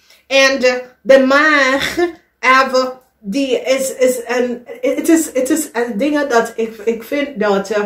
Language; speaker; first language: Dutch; non-native, learner; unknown